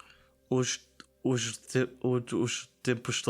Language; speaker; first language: Portuguese; non-native, learner; German